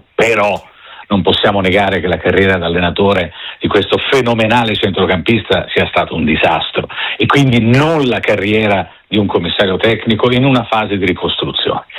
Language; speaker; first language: Italian; native; Italian